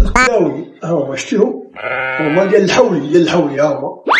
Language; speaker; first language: Arabic; native; Arabic